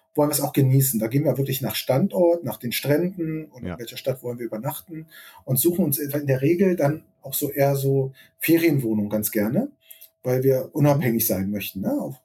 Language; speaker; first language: German; native; German